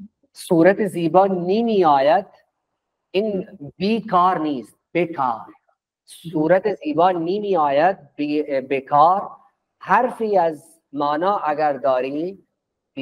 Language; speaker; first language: Persian; non-native, fluent; Urdu